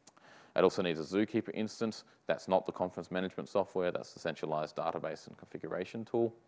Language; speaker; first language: English; native; English